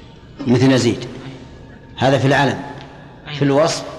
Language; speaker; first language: Arabic; native; Arabic